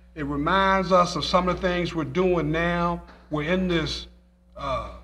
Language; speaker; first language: English; native; English